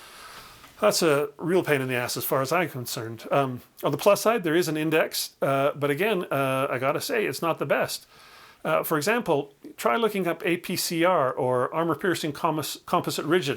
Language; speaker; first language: English; native; English